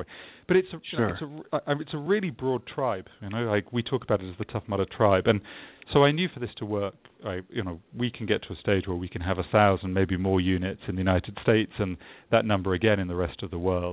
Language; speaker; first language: English; native; English